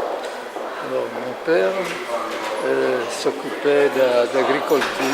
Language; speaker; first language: French; non-native, fluent; Italian